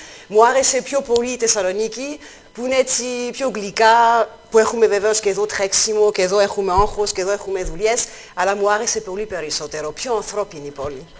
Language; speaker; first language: Greek; non-native, fluent; French